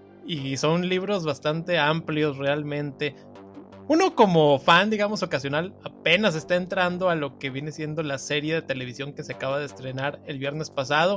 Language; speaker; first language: Spanish; native; Spanish